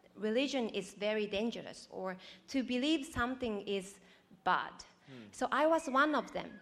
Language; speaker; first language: English; non-native, fluent; Japanese